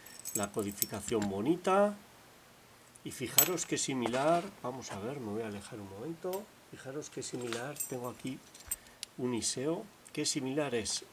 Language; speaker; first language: Spanish; native; Spanish